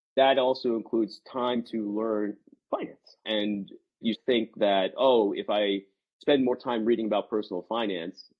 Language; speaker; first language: English; native; English